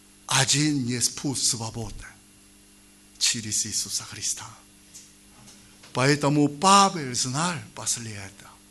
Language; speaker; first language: Russian; non-native, learner; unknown